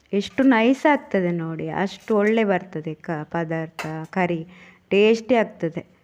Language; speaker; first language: Kannada; non-native, local second language; Tulu